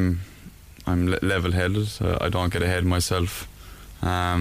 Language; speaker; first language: English; native; English